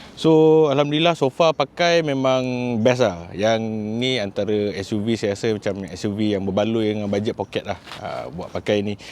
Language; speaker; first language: Malay; native; Malay